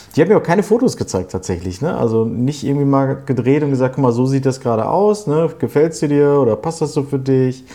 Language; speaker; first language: German; early bilingual, other home language; Turkish